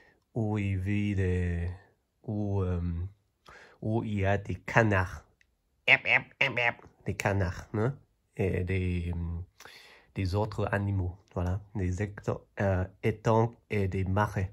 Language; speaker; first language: French; non-native, fluent; Chinese